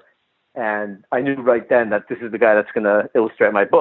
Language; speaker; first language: English; native; English